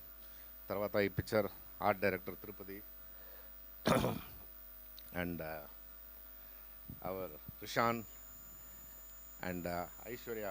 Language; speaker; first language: Telugu; non-native, local second language; Tamil